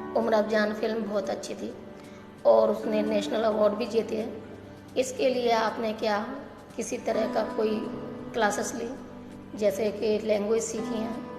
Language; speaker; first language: Hindi; native; Hindi